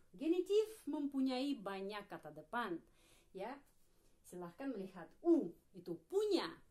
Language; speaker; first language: Indonesian; non-native, fluent; Russian